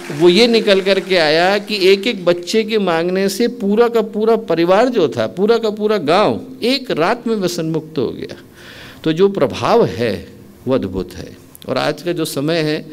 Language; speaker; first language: Hindi; native; Hindi